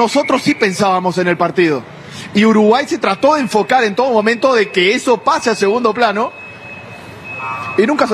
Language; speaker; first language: Spanish; native; Spanish